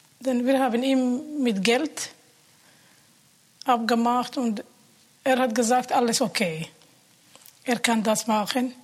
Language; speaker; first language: German; non-native, learner; Somali